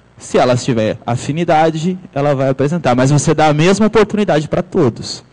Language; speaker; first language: Portuguese; native; Portuguese